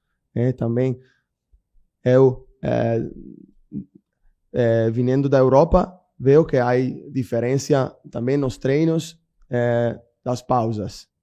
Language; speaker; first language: Portuguese; non-native, fluent; Italian